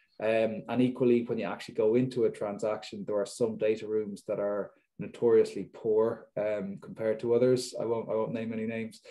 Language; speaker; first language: English; native; English